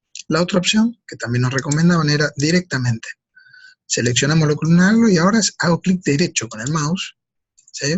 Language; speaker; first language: Spanish; native; Spanish